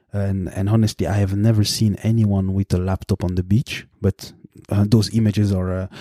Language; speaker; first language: English; non-native, fluent; French